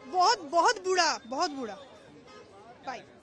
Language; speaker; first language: Hindi; non-native, local second language; Bangla